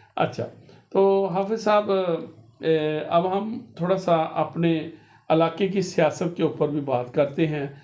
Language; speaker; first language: Urdu; non-native, local second language; Punjabi